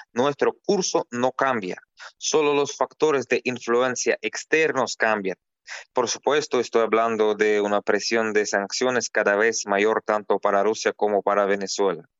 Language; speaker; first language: Spanish; non-native, fluent; Russian